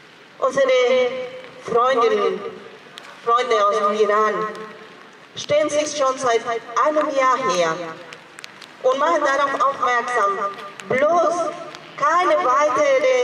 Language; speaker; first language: German; non-native, fluent; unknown